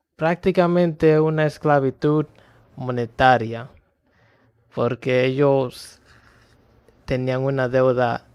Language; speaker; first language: Spanish; early bilingual, other home language; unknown